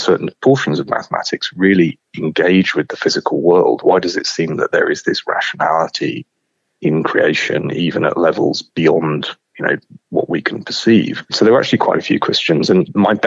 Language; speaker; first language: English; native; English